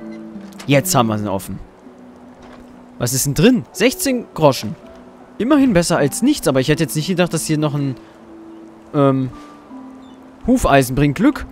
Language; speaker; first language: German; native; German